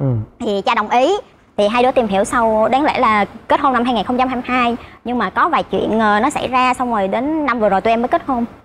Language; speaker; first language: Vietnamese; native; Vietnamese